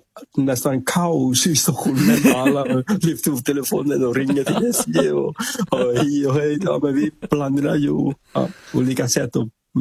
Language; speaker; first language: Swedish; non-native, fluent; Vietnamese